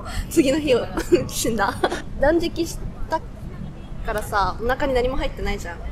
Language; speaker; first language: Japanese; native; Japanese